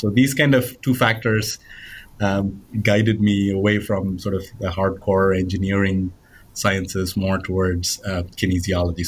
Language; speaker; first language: English; non-native, local second language; Tamil